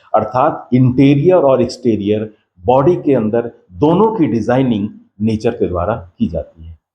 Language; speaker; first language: Hindi; native; Hindi